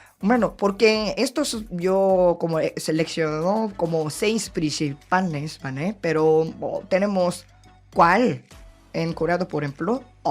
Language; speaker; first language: Spanish; non-native, learner; Korean